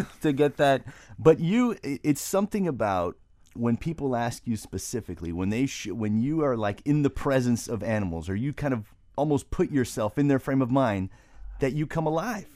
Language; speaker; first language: English; early bilingual, other home language; Spanish